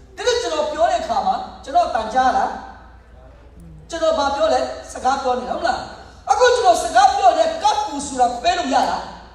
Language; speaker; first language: Burmese; non-native, local second language; Tedim Chin